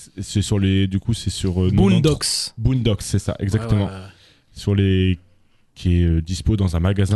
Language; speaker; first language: French; native; French